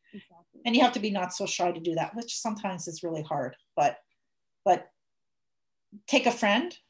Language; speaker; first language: English; native; English